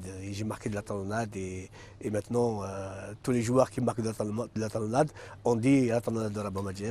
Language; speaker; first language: French; non-native, local second language; Arabic